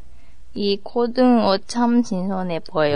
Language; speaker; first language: Korean; non-native, learner; Japanese